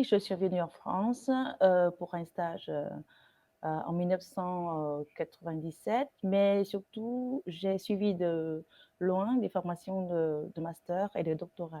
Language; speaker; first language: French; non-native, fluent; Vietnamese